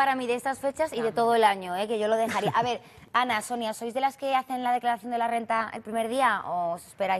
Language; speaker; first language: Spanish; native; Spanish